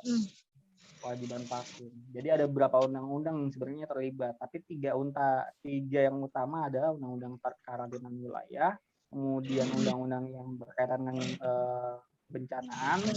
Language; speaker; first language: Indonesian; native; Indonesian